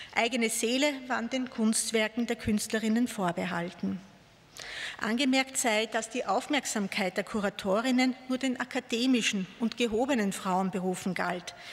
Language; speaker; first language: German; native; German